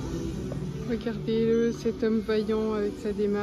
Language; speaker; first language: French; native; French